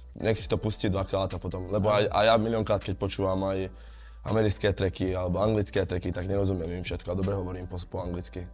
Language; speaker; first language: Slovak; early bilingual, other home language; Italian